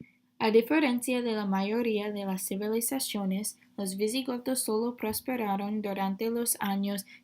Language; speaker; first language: Spanish; non-native, fluent; English